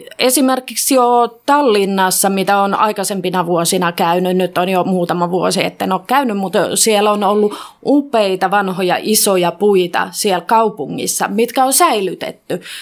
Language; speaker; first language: Finnish; native; Finnish